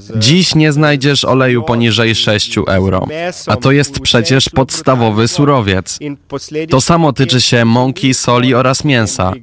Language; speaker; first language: Polish; non-native, fluent; Slovenian